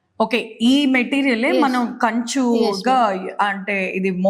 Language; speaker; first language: Telugu; native; Telugu